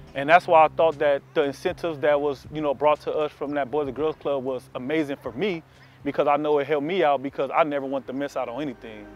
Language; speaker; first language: English; native; English